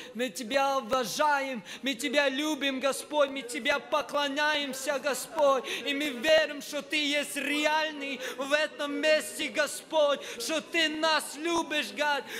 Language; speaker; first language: Russian; non-native, learner; English